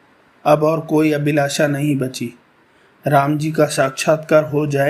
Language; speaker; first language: Hindi; native; Hindi